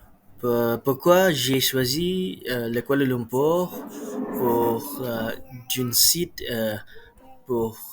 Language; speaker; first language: French; non-native, learner; Malay